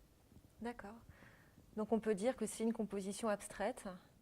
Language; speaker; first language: French; native; French